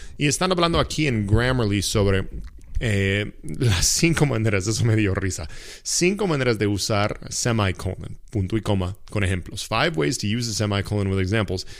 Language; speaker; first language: Spanish; non-native, fluent; English